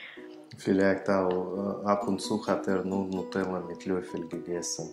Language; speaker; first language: German; non-native, fluent; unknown